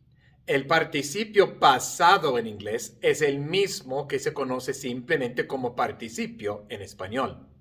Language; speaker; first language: Spanish; non-native, fluent; English